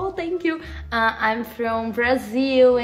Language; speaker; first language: English; non-native, learner; Portuguese